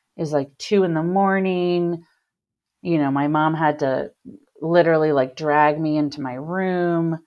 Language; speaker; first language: English; native; English